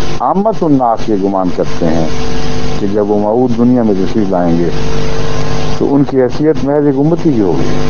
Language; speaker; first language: Urdu; native; Urdu